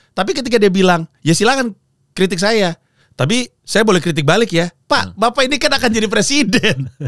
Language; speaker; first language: Indonesian; native; Indonesian